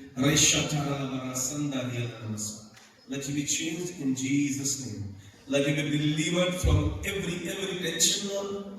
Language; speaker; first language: English; non-native, local second language; Hindi